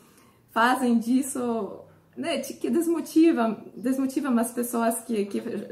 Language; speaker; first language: Portuguese; non-native, fluent; Polish